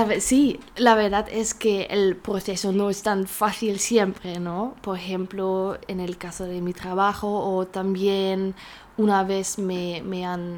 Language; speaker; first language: Spanish; non-native, learner; German